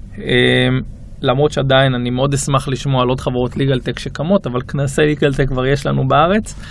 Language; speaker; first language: Hebrew; native; Hebrew